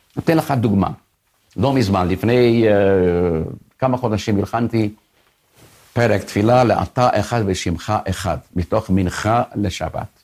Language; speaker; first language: Hebrew; non-native, fluent; Hungarian